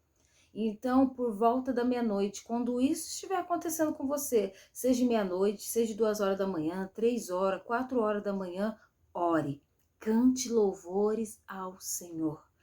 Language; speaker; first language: Portuguese; native; Portuguese